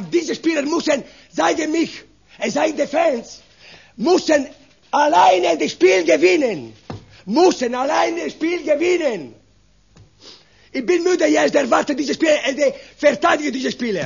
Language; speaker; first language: German; non-native, learner; Italian